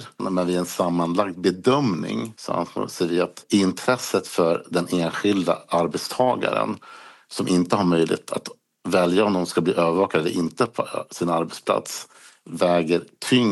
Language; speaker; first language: Swedish; native; Swedish